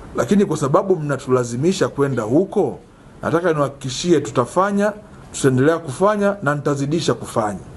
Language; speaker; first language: Swahili; native; Swahili